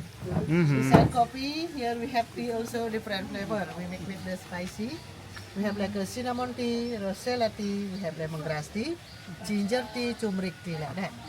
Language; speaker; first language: English; non-native, learner; Indonesian